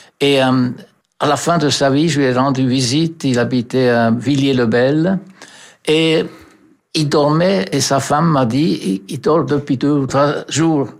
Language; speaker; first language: French; non-native, fluent; German